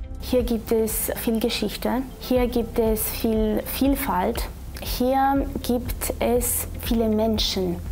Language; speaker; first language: German; non-native, fluent; Romanian